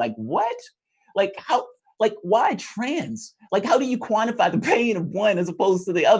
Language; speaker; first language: English; native; English